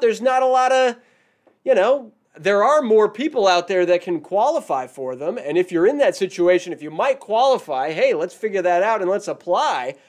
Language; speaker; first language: English; native; English